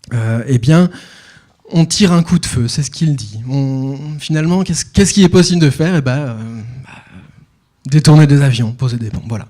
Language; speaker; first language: French; native; French